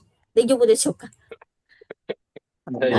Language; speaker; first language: Japanese; non-native, fluent; Indonesian